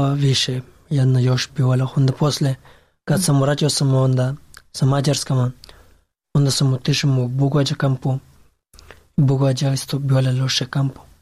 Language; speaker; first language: Serbian; non-native, learner; Pashto